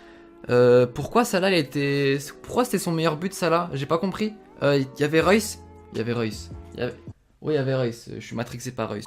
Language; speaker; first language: French; native; French